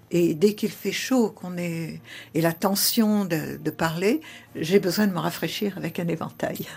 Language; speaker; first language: French; early bilingual, other home language; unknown